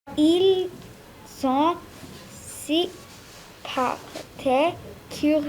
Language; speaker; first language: French; non-native, learner; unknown